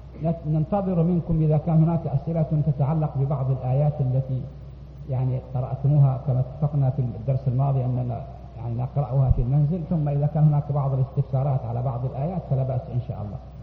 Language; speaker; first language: Arabic; native; Arabic